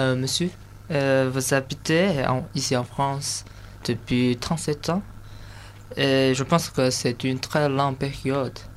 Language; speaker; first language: French; non-native, learner; Chinese